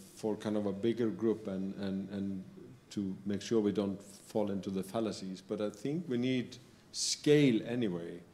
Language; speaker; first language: English; non-native, fluent; Icelandic